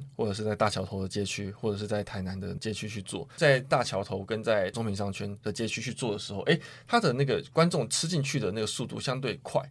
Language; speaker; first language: Chinese; native; Chinese